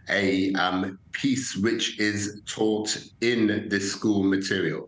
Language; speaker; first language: English; native; English